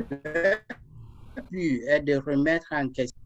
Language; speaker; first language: French; non-native, fluent; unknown